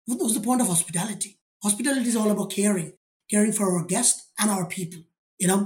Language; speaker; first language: English; non-native, local second language; Bangla